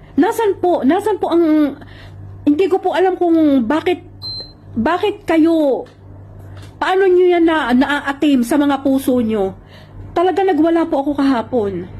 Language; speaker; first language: Filipino; native; Filipino